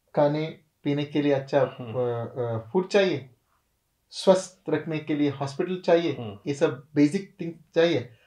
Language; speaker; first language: Hindi; non-native, local second language; Kannada